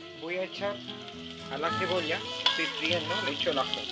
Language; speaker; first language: Spanish; native; Spanish